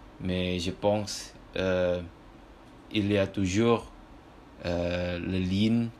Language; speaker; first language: French; non-native, learner; Indonesian